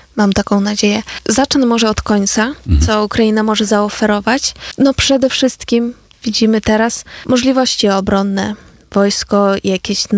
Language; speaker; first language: Polish; non-native, fluent; Ukrainian